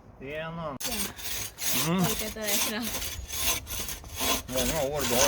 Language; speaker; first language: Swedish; non-native, fluent; Thai